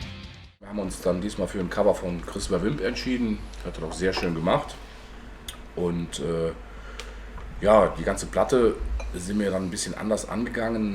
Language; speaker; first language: German; native; German